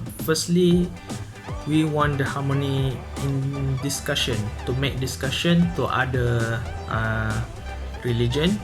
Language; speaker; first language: English; non-native, learner; Malay